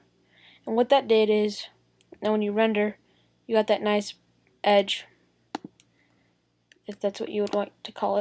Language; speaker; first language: English; native; English